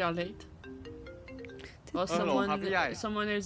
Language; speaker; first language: English; non-native, fluent; French